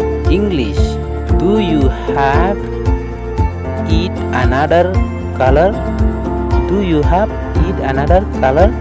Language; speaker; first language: English; non-native, learner; Khasi